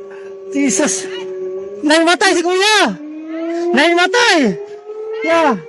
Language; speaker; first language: Filipino; non-native, local second language; Cebuano